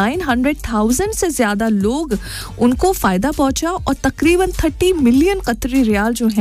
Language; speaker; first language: Hindi; native; Hindi